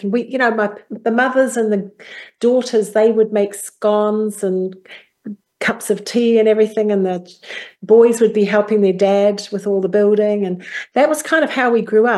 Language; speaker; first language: English; native; English